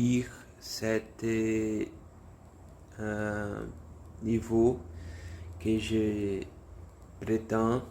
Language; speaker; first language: French; non-native, learner; Portuguese